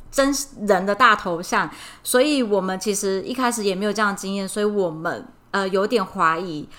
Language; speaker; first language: Chinese; native; Chinese